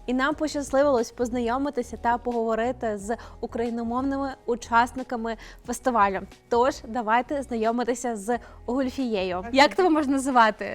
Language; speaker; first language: Ukrainian; native; Ukrainian